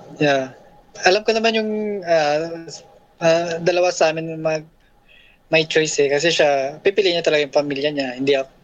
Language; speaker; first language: Filipino; native; Filipino